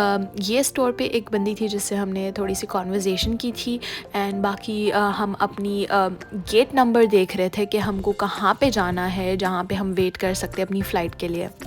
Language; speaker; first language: Hindi; native; Hindi